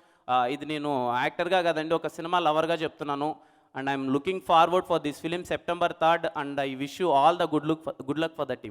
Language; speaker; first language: Telugu; native; Telugu